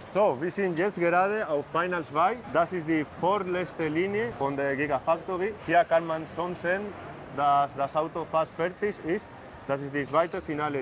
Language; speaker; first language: German; non-native, fluent; Spanish